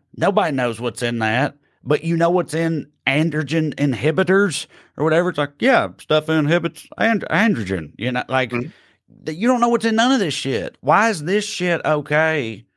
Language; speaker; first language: English; native; English